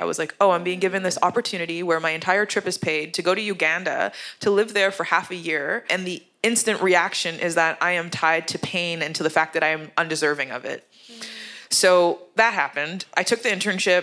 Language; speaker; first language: English; native; English